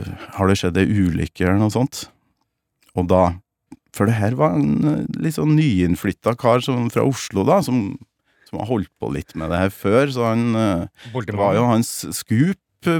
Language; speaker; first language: Norwegian; native; Norwegian